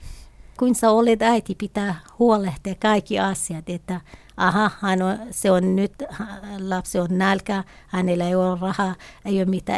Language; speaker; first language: Finnish; non-native, learner; Kurdish